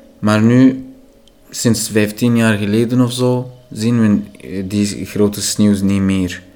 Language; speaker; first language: Dutch; non-native, fluent; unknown